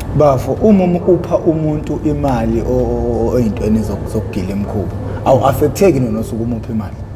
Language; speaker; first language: Zulu; native; Zulu